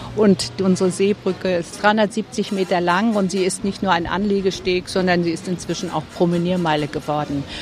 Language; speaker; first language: German; native; German